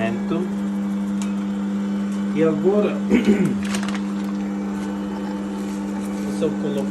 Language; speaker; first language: Portuguese; non-native, fluent; Norwegian